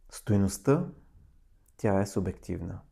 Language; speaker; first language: Bulgarian; native; Bulgarian